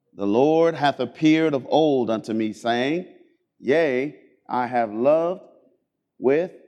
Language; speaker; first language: English; native; English